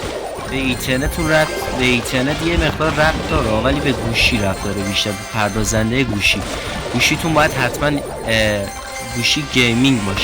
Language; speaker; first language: Persian; native; Persian